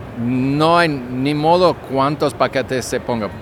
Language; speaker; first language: Spanish; non-native, learner; English